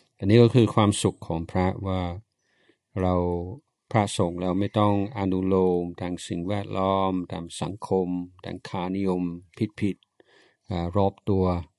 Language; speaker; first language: Thai; non-native, fluent; English